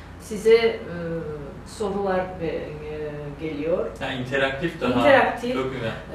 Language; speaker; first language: Turkish; non-native, learner; Georgian